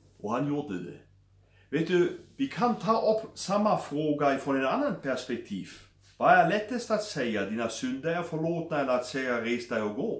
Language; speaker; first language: Swedish; non-native, fluent; German